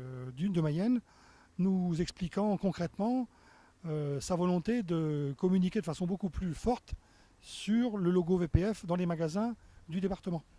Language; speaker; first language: French; native; French